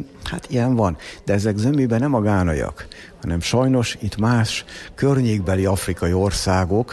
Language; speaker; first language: Hungarian; native; Hungarian